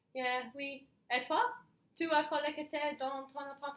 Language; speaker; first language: French; non-native, learner; English